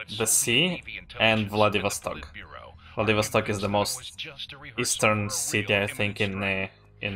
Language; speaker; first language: English; non-native, fluent; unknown